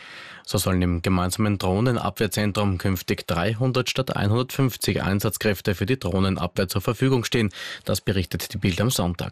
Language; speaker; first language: German; native; German